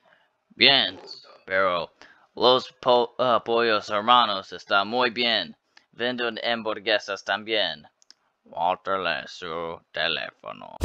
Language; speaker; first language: Spanish; non-native, learner; English